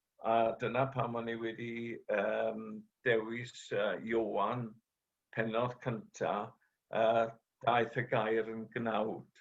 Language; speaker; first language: Welsh; native; Welsh